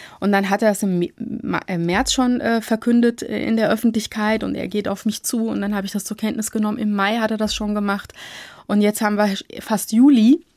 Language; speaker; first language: German; early bilingual, other home language; Turkish